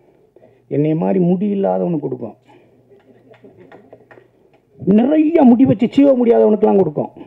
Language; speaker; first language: Tamil; native; Tamil